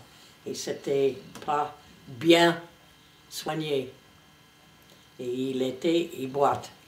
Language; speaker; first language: French; non-native, fluent; English